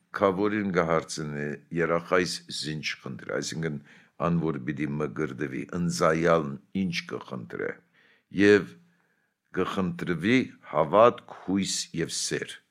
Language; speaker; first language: Armenian; early bilingual, heritage; Armenian